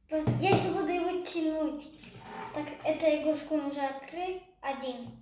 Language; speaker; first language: Russian; early bilingual, other home language; Tajik